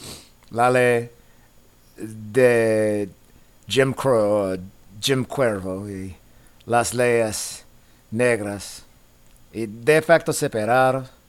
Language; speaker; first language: Spanish; non-native, learner; English